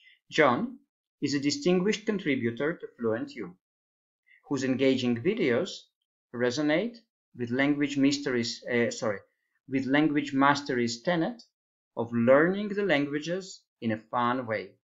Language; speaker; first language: English; non-native, fluent; Hebrew